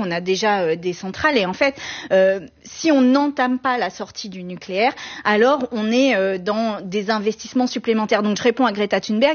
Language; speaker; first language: French; native; French